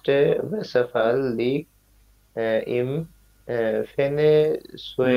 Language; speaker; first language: German; non-native, learner; Bangla